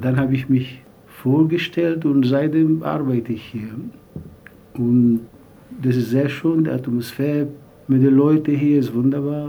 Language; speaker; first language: German; non-native, learner; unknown